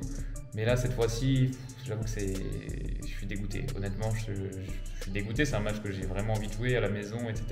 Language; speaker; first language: French; native; French